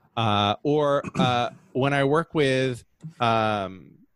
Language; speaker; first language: English; native; English